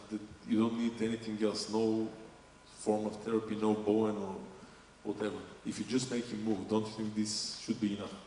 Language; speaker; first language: English; non-native, fluent; Bulgarian